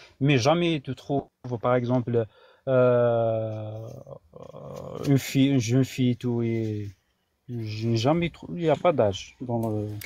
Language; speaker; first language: French; non-native, local second language; Kabyle